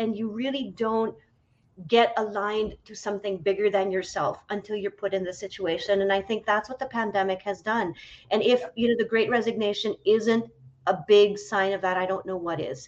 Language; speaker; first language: English; native; English